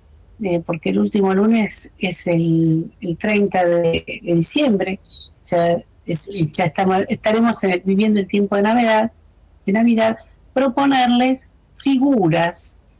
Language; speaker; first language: Spanish; native; Spanish